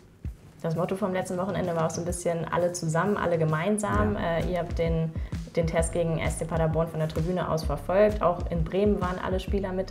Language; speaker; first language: German; native; German